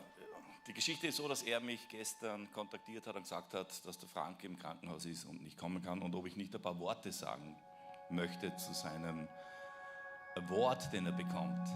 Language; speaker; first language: German; native; German